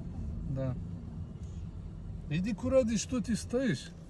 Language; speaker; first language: Russian; non-native, learner; Turkish